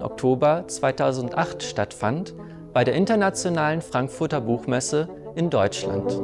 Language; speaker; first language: German; native; German